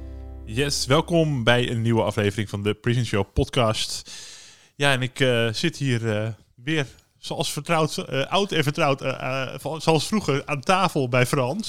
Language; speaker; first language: Dutch; native; Dutch